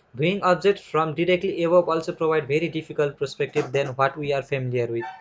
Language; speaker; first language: English; non-native, local second language; Nepali